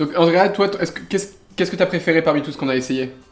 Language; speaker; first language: French; native; French